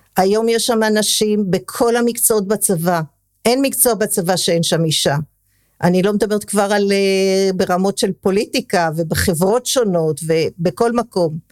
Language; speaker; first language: Hebrew; early bilingual, other home language; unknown